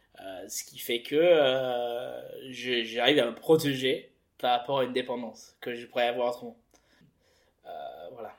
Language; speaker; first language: French; early bilingual, heritage; French